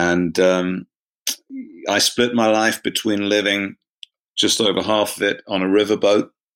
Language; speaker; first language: English; native; English